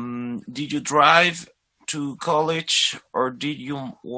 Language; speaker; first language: English; non-native, learner; Spanish